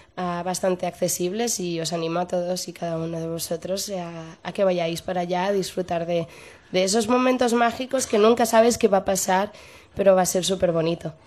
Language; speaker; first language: Spanish; native; Spanish